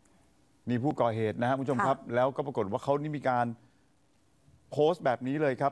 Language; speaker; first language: Thai; native; Thai